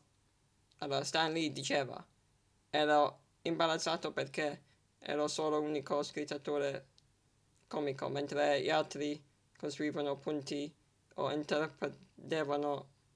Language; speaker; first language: Italian; early bilingual, heritage; English